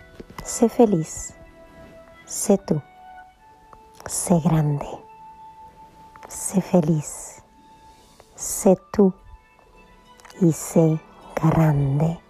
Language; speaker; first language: Spanish; native; Spanish